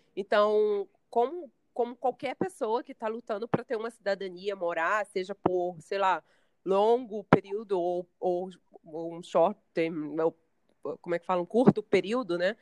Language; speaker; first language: Portuguese; native; Portuguese